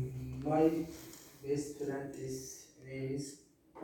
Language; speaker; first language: English; non-native, learner; Turkish